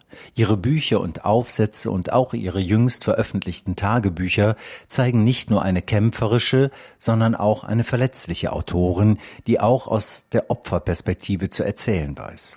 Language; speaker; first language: German; native; German